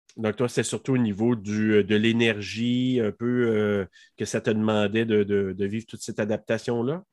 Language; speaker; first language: French; native; French